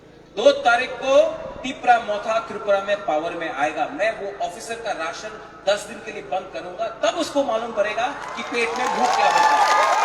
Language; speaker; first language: Hindi; non-native, local second language; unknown